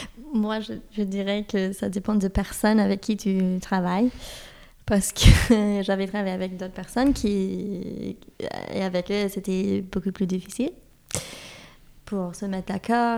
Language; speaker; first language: French; non-native, fluent; English